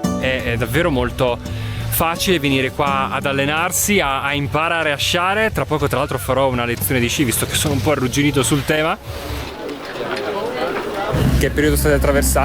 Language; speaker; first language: Italian; native; Italian